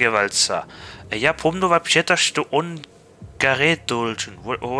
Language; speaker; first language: Russian; early bilingual, heritage; Russian